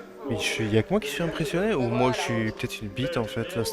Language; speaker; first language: French; native; French